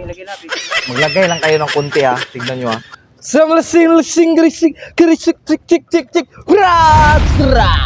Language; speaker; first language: Filipino; non-native, local second language; Cebuano